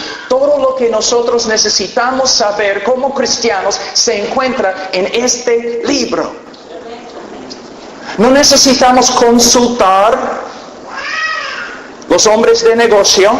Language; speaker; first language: Spanish; non-native, fluent; English